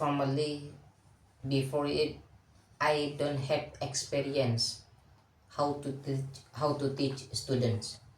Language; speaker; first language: English; non-native, learner; Indonesian